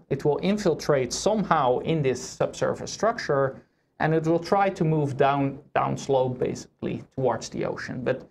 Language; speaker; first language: English; non-native, fluent; Dutch